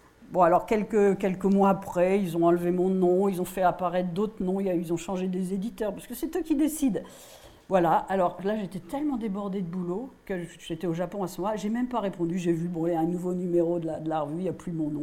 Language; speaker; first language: French; native; French